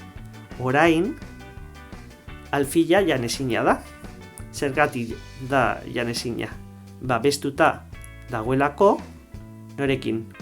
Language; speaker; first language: Basque; non-native, local second language; Spanish